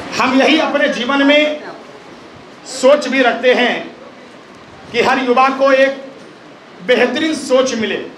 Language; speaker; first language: Hindi; native; Hindi